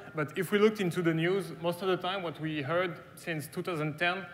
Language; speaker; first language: English; non-native, fluent; German